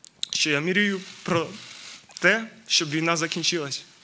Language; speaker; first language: Ukrainian; native; Ukrainian